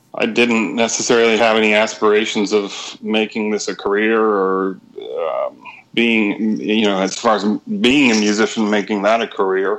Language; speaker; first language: English; native; English